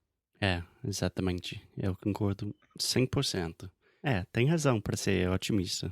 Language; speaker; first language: Portuguese; non-native, fluent; English